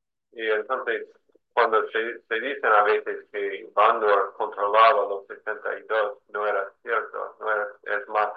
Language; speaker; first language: Spanish; non-native, fluent; English